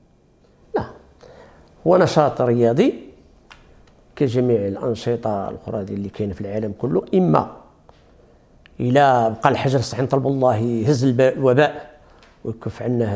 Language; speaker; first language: Arabic; native; Arabic